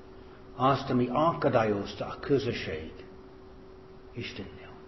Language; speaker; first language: Hungarian; non-native, fluent; English